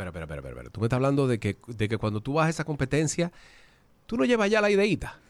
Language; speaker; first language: Spanish; native; Spanish